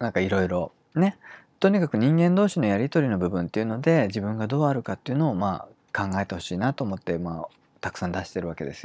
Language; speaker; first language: Japanese; native; Japanese